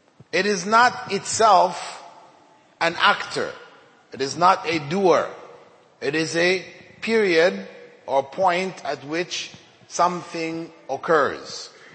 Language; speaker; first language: English; native; English